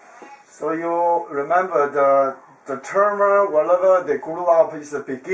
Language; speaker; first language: English; non-native, learner; Chinese